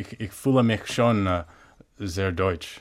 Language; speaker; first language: German; non-native, fluent; English